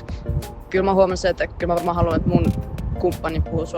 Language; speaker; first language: Finnish; native; Finnish